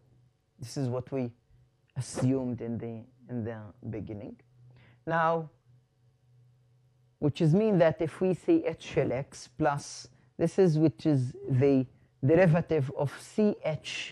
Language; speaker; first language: English; non-native, fluent; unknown